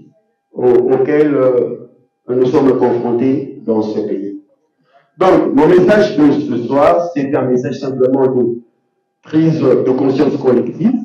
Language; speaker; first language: French; non-native, local second language; Lingala